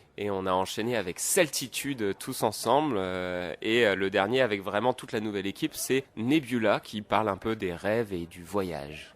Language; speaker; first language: French; native; French